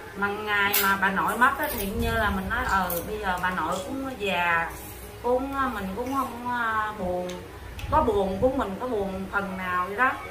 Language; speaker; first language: Vietnamese; non-native, local second language; Khmer